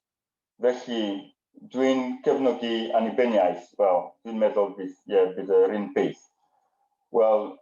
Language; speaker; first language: Welsh; non-native, learner; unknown